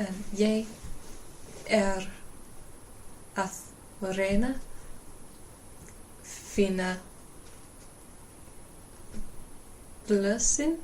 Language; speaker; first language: Icelandic; non-native, learner; English